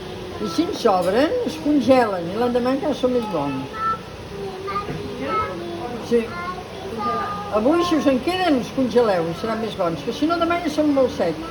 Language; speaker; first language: Catalan; native; Catalan